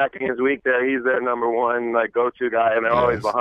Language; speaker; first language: English; native; English